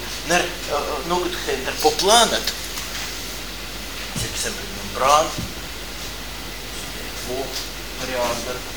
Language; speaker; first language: Swedish; non-native, fluent; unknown